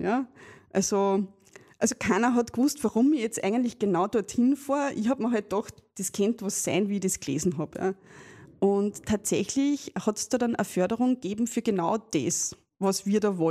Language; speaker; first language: German; native; German